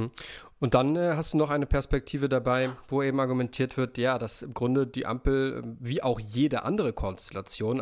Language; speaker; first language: German; native; German